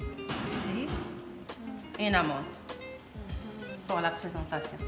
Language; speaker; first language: French; non-native, learner; Arabic